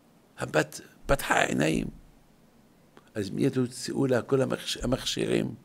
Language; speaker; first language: Hebrew; non-native, fluent; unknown